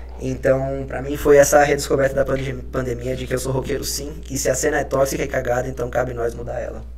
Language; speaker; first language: Portuguese; early bilingual, other home language; Spanish